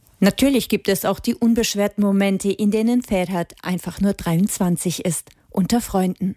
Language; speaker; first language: German; native; German